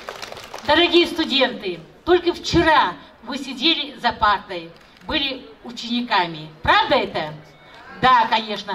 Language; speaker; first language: Russian; non-native, local second language; Kazakh